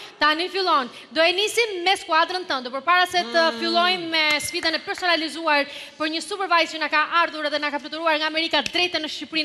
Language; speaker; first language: Albanian; native; Albanian